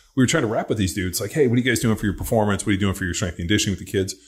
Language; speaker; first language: English; native; English